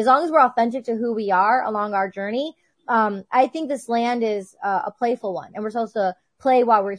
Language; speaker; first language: English; native; English